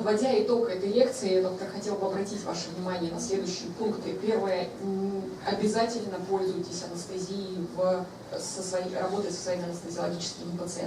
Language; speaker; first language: Russian; native; Russian